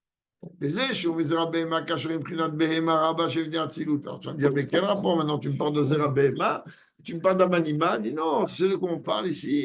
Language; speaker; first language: French; native; French